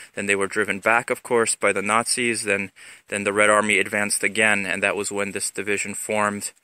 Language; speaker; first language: English; native; English